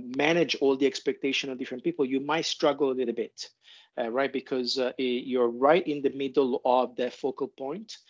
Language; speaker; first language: English; non-native, fluent; Italian